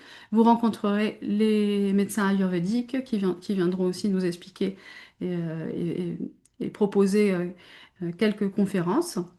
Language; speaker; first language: French; native; French